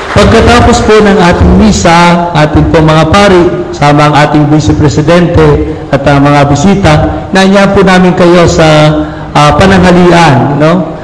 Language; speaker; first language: Filipino; native; Filipino